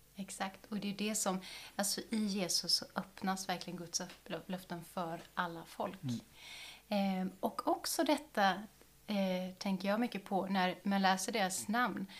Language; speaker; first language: Swedish; native; Swedish